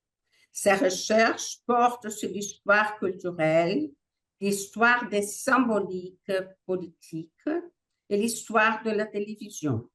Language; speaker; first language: French; non-native, fluent; Portuguese